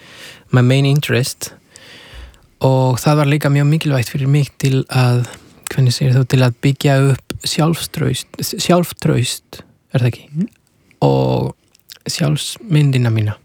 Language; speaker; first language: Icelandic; non-native, fluent; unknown